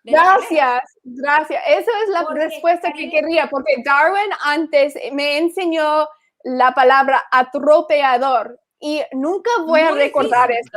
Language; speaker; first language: Spanish; non-native, fluent; English